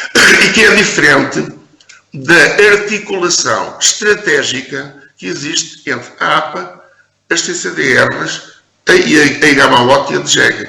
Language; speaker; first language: Portuguese; native; Portuguese